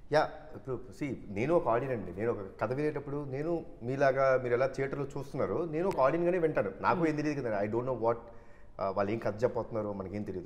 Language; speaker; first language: Telugu; native; Telugu